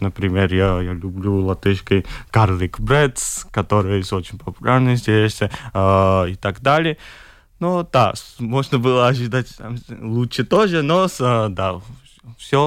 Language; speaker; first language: Russian; non-native, fluent; Georgian